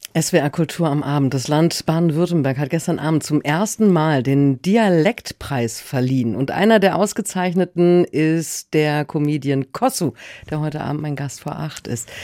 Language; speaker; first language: German; native; German